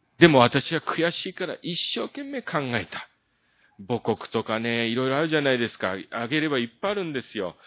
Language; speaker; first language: Japanese; early bilingual, other home language; Korean